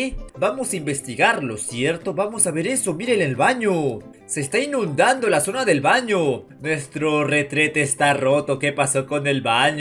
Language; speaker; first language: Spanish; native; Spanish